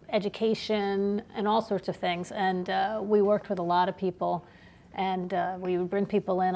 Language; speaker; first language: English; native; English